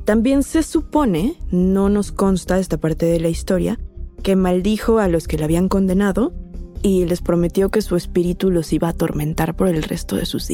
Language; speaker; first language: Spanish; native; Spanish